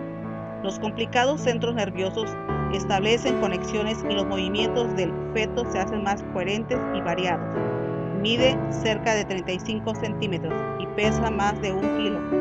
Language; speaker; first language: Spanish; native; Spanish